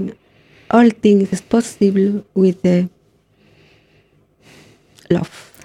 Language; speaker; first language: English; non-native, learner; Spanish